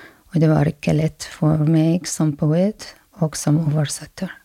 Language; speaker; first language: Norwegian; non-native, fluent; Arabic